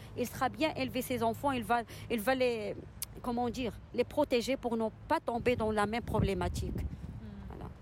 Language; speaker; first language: French; non-native, local second language; Arabic